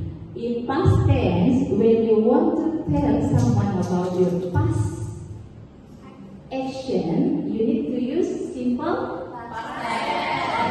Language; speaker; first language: English; non-native, learner; Indonesian